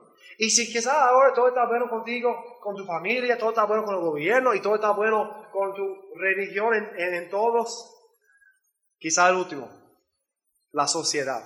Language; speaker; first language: Spanish; non-native, learner; English